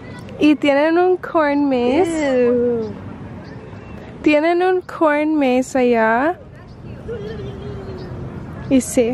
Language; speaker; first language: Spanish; early bilingual, other home language; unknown